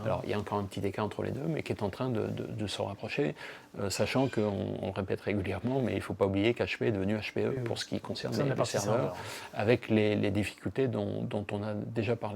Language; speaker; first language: French; native; French